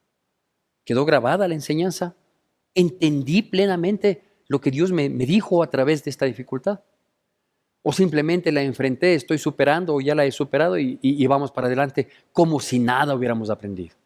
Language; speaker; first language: Spanish; native; Spanish